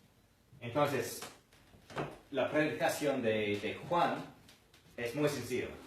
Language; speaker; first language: Spanish; non-native, fluent; English